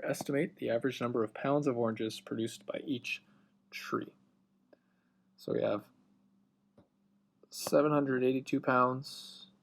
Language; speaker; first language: English; native; English